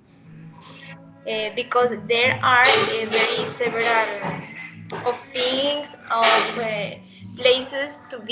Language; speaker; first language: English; non-native, learner; Spanish